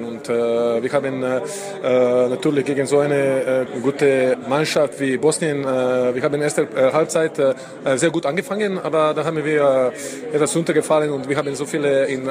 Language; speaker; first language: German; non-native, fluent; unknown